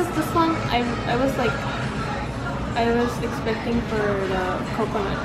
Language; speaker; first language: English; non-native, fluent; Mongolian